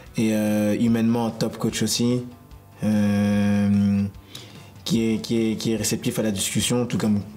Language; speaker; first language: French; native; French